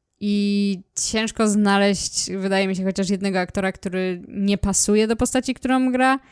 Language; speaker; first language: Polish; native; Polish